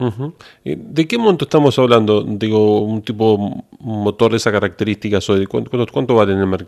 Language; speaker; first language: Spanish; native; Spanish